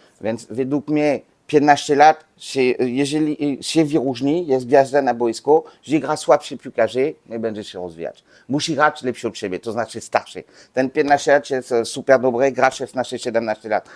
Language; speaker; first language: Polish; non-native, learner; French